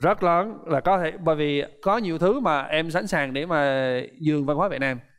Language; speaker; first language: Vietnamese; non-native, fluent; English